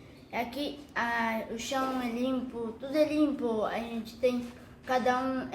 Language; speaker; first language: Portuguese; early bilingual, heritage; Arabic